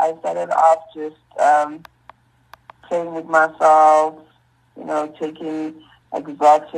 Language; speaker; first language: English; non-native, local second language; Zulu